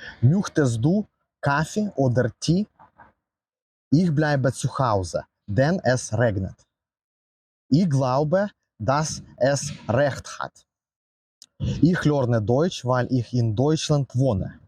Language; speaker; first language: German; non-native, learner; Ukrainian